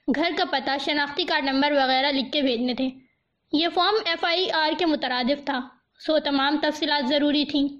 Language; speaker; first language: Urdu; native; Urdu